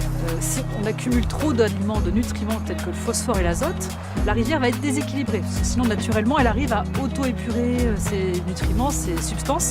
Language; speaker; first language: French; native; French